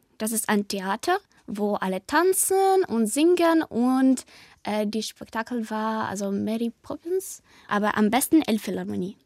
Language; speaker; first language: German; non-native, learner; Ukrainian